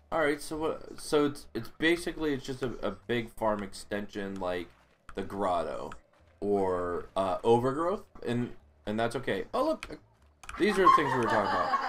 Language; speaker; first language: English; native; English